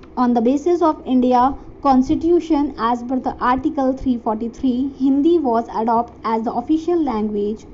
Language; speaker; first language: English; non-native, local second language; Hindi